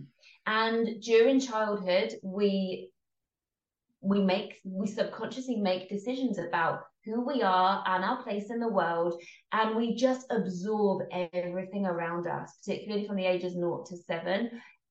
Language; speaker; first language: English; native; English